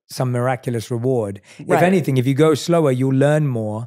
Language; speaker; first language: English; native; English